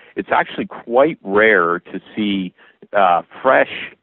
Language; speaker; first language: English; native; English